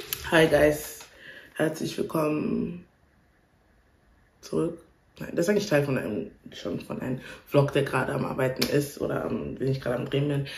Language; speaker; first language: German; native; German